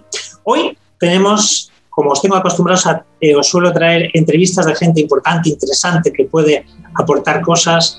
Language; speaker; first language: Spanish; native; Spanish